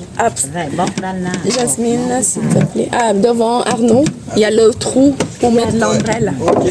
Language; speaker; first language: French; non-native, fluent; Thai